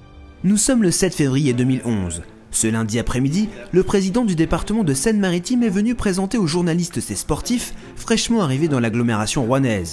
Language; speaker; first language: French; native; French